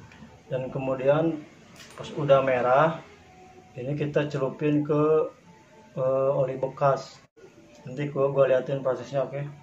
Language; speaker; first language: Indonesian; native; Indonesian